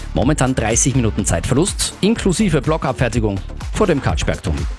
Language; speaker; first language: German; native; German